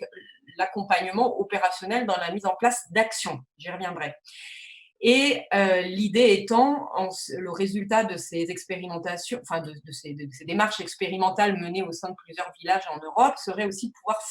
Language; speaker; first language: French; native; French